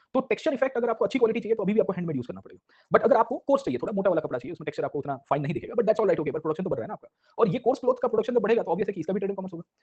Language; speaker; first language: Hindi; non-native, local second language; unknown